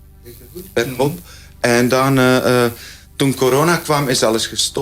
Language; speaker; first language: Dutch; non-native, fluent; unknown